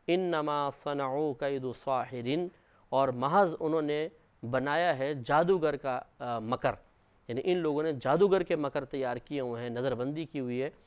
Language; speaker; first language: Urdu; native; Urdu